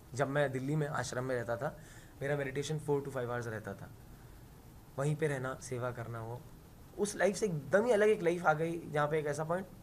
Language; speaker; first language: Hindi; native; Hindi